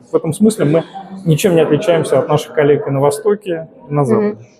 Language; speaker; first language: Russian; native; Russian